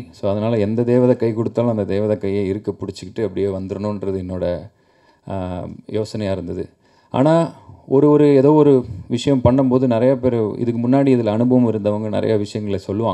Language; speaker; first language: Tamil; native; Tamil